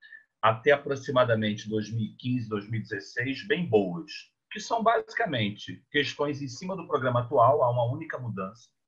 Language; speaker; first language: Portuguese; native; Portuguese